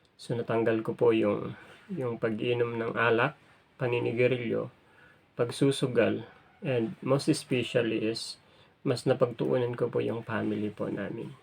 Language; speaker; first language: Filipino; native; Filipino